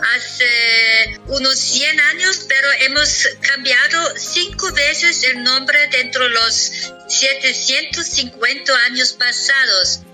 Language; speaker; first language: Spanish; non-native, fluent; German